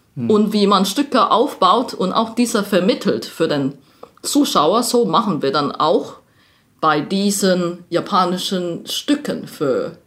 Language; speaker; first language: German; non-native, fluent; Chinese